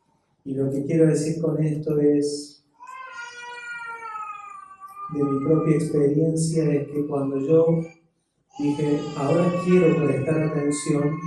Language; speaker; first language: Spanish; native; Spanish